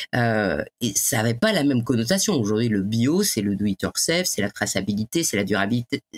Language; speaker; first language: French; native; French